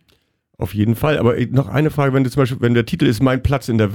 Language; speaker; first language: German; native; German